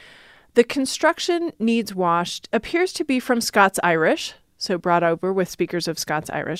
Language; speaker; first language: English; native; English